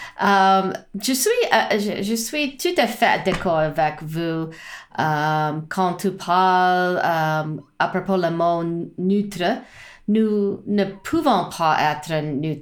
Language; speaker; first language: French; non-native, learner; English